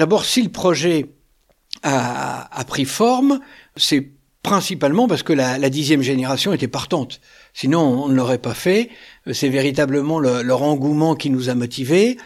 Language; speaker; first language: French; native; French